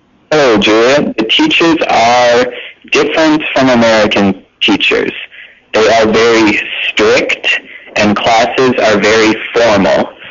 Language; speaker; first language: English; native; English